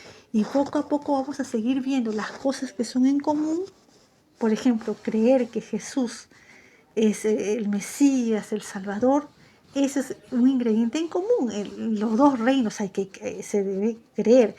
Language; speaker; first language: Spanish; native; Spanish